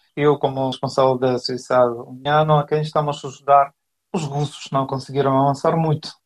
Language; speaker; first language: Portuguese; non-native, fluent; Ukrainian